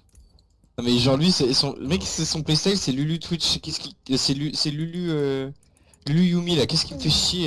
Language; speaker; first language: French; native; French